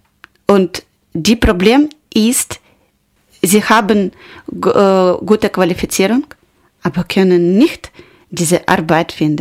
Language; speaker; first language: German; non-native, learner; Ukrainian